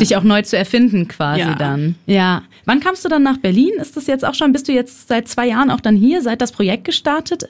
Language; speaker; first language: German; native; German